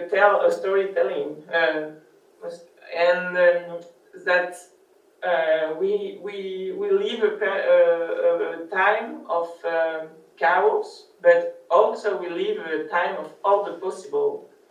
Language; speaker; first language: English; non-native, learner; French